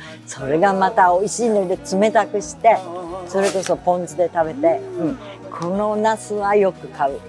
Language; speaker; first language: Japanese; native; Japanese